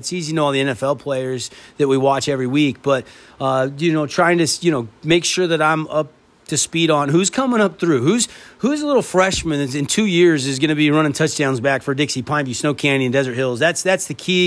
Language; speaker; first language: English; native; English